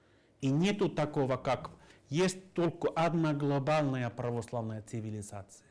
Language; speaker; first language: Russian; non-native, fluent; Finnish